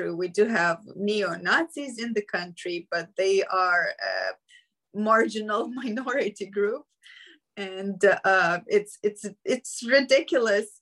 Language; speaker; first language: English; non-native, fluent; Ukrainian